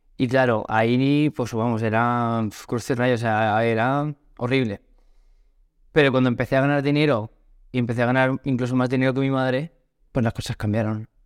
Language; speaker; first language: Spanish; early bilingual, other home language; Portuguese